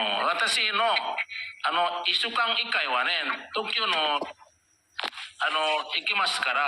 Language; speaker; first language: Japanese; non-native, learner; Indonesian